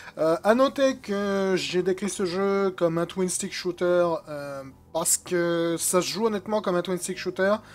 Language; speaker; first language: French; native; French